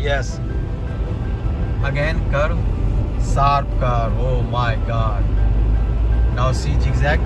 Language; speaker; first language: English; non-native, local second language; Hindi